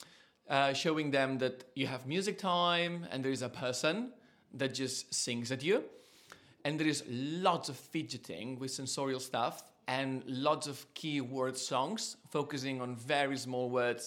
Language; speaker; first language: English; non-native, fluent; Spanish